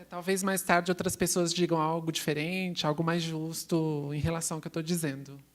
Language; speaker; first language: Portuguese; native; Portuguese